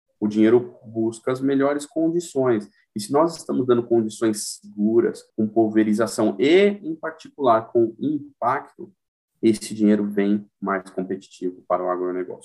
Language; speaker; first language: Portuguese; native; Portuguese